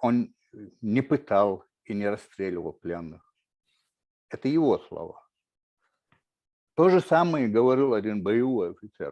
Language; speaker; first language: Russian; non-native, local second language; Chechen